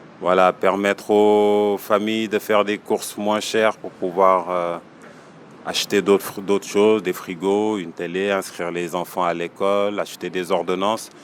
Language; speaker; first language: French; non-native, local second language; Wolof